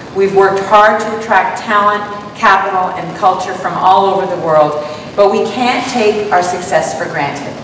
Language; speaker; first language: English; native; English